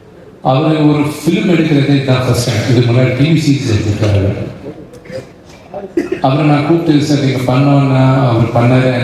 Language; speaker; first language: Tamil; non-native, local second language; Telugu